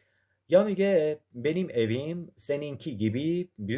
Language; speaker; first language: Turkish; non-native, fluent; Persian